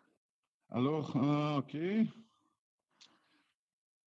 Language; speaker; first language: French; non-native, local second language; Dutch